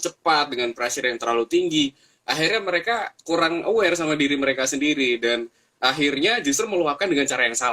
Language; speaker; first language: Indonesian; native; Indonesian